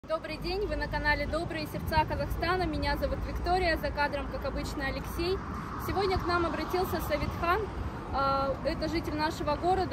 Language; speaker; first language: Russian; native; Russian